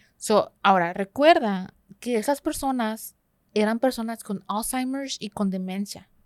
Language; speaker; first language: Spanish; early bilingual, heritage; Spanish